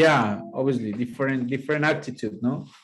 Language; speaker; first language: English; non-native, learner; Spanish